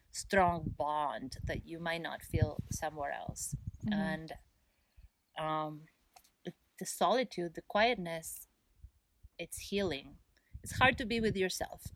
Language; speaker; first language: English; non-native, fluent; Spanish